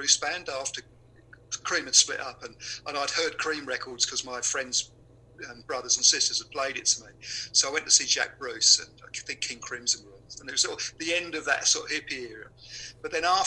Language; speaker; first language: English; native; English